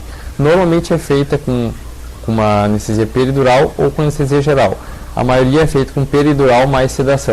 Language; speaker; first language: Portuguese; native; Portuguese